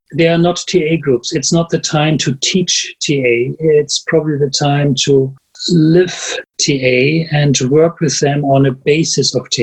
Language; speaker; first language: English; non-native, fluent; German